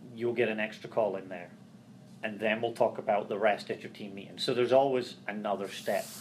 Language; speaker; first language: English; native; English